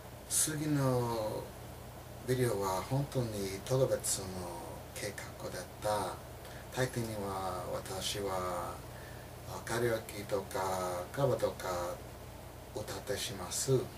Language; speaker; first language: Japanese; non-native, learner; English